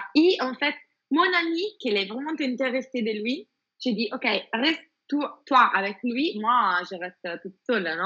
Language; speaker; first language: French; non-native, fluent; Spanish